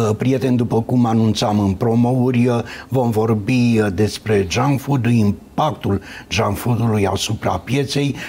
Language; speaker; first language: Romanian; native; Romanian